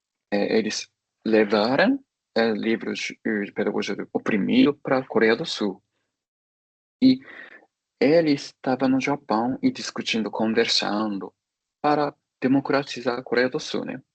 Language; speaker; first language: Portuguese; non-native, fluent; Japanese